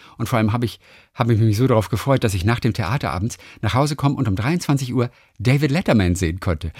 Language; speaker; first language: German; native; German